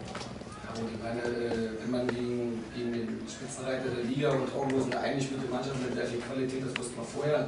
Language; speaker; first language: German; native; German